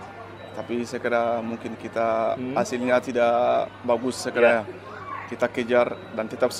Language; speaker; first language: Indonesian; non-native, learner; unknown